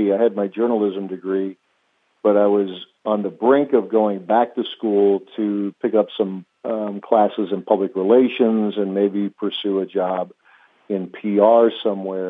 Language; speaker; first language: English; native; English